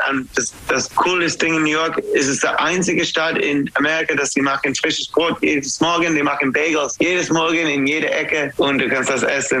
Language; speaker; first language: German; non-native, fluent; English